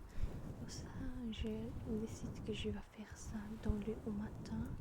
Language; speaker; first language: French; non-native, learner; German